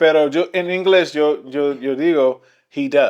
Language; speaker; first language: Spanish; non-native, learner; English